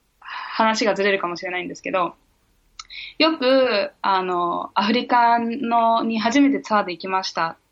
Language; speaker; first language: Japanese; early bilingual, heritage; Japanese